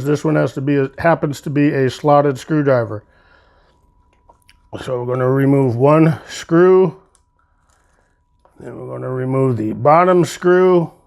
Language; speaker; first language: English; native; English